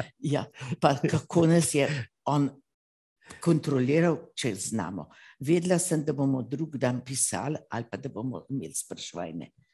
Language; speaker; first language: Slovenian; native; Slovenian